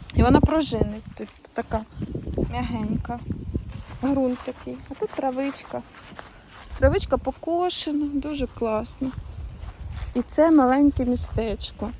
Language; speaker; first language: Ukrainian; native; Ukrainian